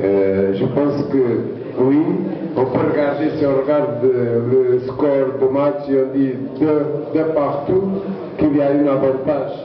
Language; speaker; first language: French; non-native, fluent; Portuguese